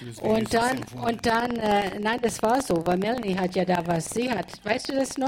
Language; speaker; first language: German; non-native, fluent; English